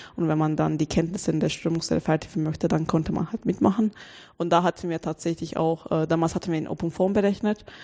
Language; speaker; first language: German; non-native, fluent; Turkish